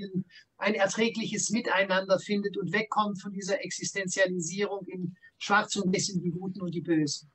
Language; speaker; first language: German; native; German